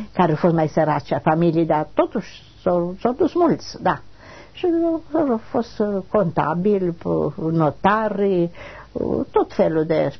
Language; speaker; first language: Romanian; non-native, local second language; German